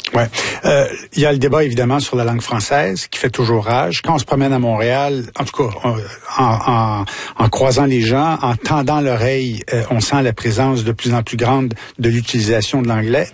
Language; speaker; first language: French; native; French